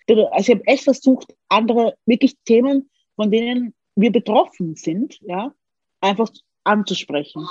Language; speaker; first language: German; early bilingual, other home language; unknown